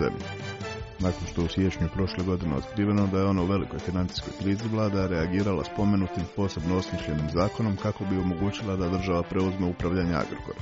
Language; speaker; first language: Croatian; native; Croatian